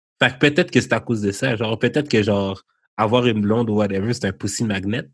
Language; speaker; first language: French; native; French